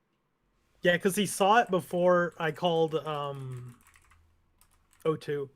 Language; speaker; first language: English; native; English